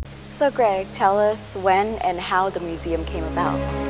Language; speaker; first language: English; early bilingual, other home language; Vietnamese